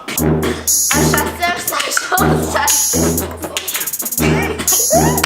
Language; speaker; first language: French; early bilingual, heritage; French